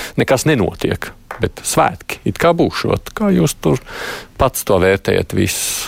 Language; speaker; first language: Latvian; native; Latvian